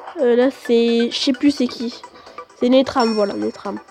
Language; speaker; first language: French; native; French